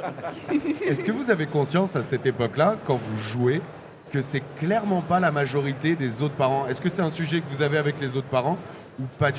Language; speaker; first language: French; native; French